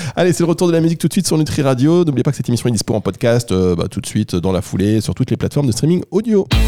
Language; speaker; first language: French; native; French